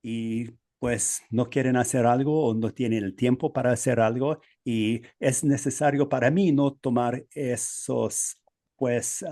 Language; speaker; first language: Spanish; non-native, fluent; English